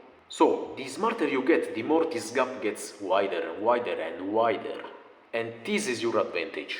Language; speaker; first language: English; non-native, fluent; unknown